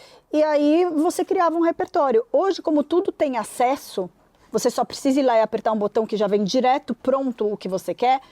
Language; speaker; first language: Portuguese; native; Portuguese